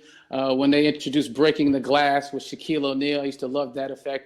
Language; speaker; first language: English; native; English